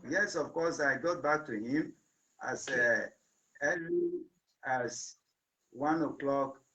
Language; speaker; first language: English; non-native, local second language; Yoruba